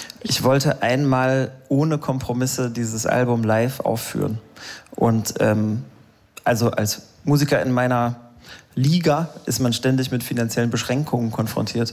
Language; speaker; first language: German; native; German